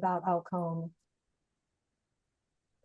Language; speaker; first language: English; native; English